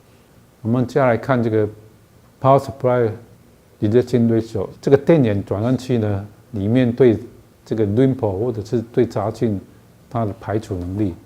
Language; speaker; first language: Chinese; native; Chinese